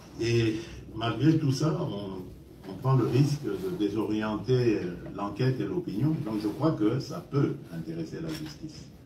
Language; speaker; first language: French; non-native, local second language; Luba-Lulua